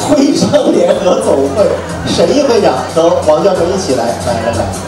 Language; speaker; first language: Chinese; native; Chinese